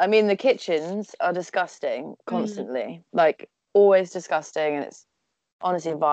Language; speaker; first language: English; native; English